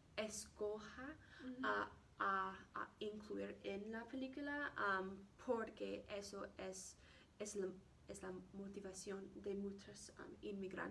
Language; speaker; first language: Spanish; non-native, learner; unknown